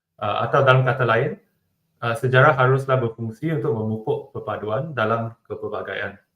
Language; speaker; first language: Malay; non-native, local second language; Chinese